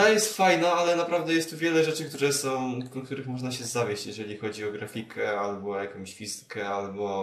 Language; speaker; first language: Polish; native; Polish